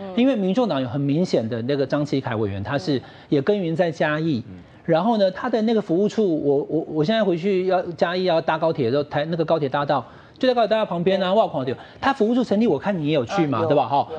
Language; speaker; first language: Chinese; native; Chinese